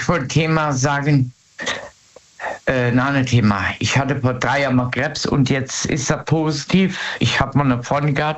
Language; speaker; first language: German; native; German